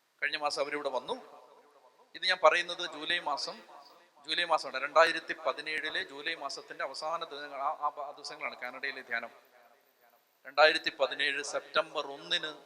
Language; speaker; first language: Malayalam; native; Malayalam